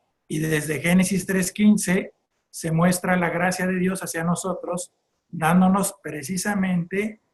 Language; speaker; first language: Spanish; native; Spanish